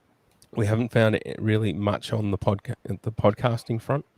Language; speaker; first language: English; native; English